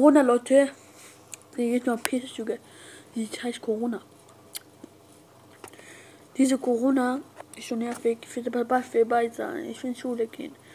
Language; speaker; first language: German; non-native, learner; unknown